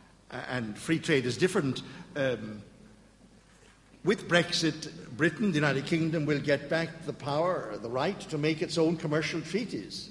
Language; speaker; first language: English; native; English